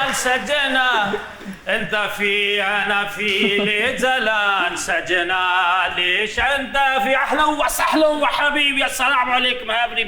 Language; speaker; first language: Arabic; non-native, learner; Punjabi